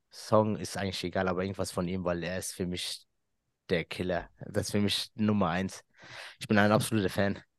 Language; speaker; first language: German; early bilingual, other home language; Arabic